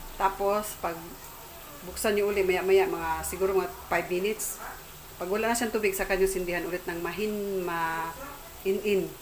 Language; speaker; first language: Filipino; non-native, local second language; Cebuano